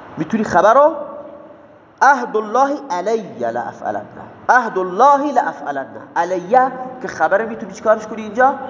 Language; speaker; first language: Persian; non-native, local second language; Baluchi